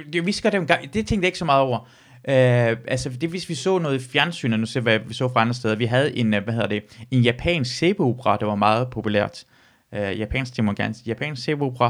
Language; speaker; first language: Danish; early bilingual, other home language; Persian